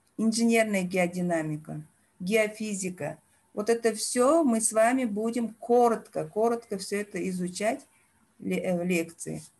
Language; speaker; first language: Russian; non-native, local second language; Uzbek